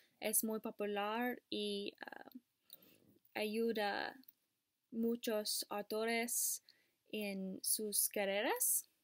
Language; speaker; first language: Spanish; non-native, learner; English